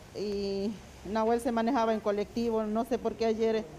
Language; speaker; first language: Spanish; native; Spanish